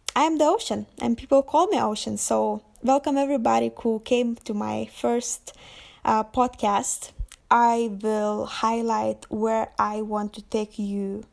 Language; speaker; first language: English; non-native, fluent; Lithuanian